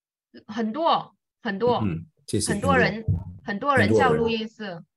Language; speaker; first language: Chinese; non-native, fluent; Vietnamese